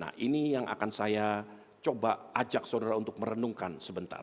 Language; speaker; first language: Indonesian; native; Indonesian